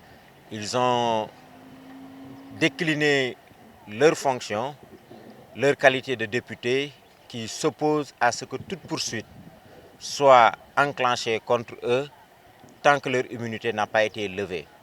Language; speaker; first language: French; non-native, local second language; Wolof